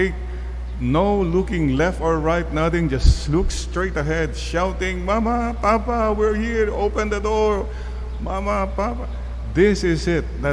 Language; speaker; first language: English; non-native, local second language; Iloko